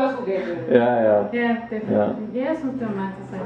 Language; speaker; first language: Danish; non-native, learner; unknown